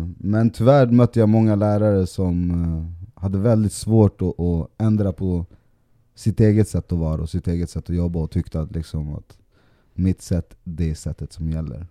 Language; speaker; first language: Swedish; early bilingual, other home language; Spanish